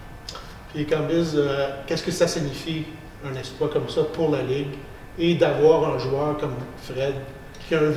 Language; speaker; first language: French; native; French